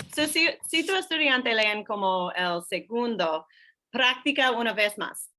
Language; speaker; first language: Spanish; non-native, learner; English